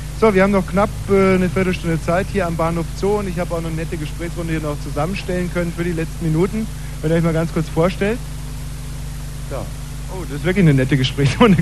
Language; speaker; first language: German; native; German